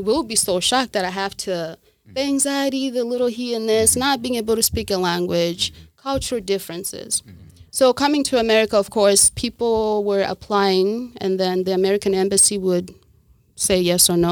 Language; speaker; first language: English; non-native, local second language; Kinyarwanda